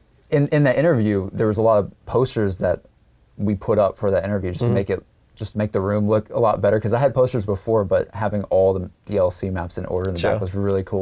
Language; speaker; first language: English; native; English